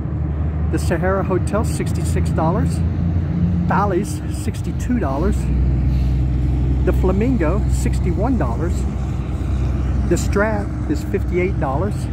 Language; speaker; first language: English; native; English